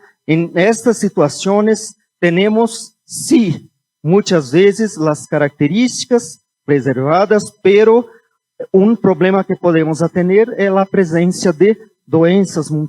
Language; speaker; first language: Spanish; non-native, fluent; Portuguese